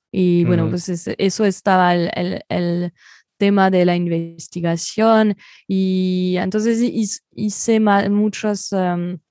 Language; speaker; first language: Spanish; non-native, fluent; French